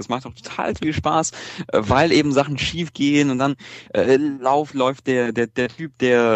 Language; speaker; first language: German; native; German